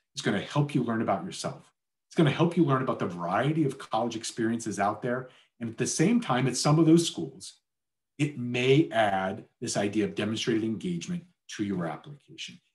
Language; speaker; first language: English; native; English